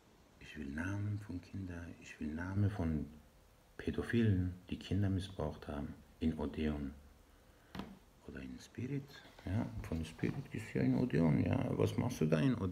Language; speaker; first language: German; non-native, learner; Persian